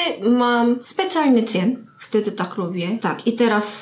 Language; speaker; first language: Polish; non-native, learner; Korean